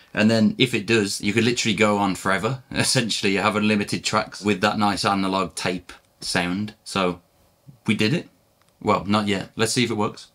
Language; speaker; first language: English; native; English